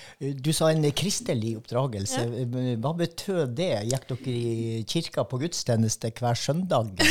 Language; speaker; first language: Norwegian; native; Norwegian